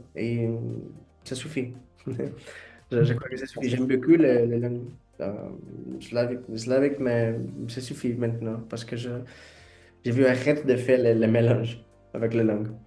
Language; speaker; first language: French; non-native, fluent; Portuguese